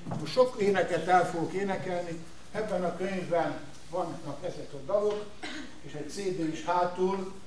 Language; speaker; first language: Hungarian; native; Hungarian